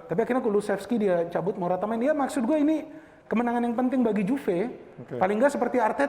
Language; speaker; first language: Indonesian; native; Indonesian